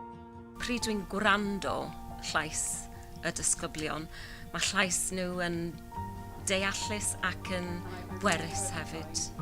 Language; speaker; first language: Welsh; non-native, learner; English